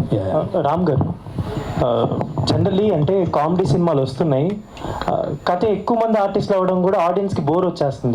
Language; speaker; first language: Telugu; native; Telugu